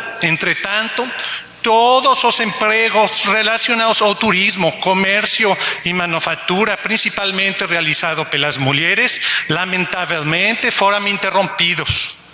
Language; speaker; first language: Portuguese; non-native, learner; Spanish